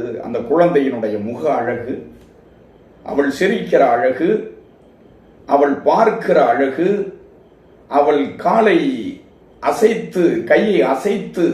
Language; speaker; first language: Tamil; native; Tamil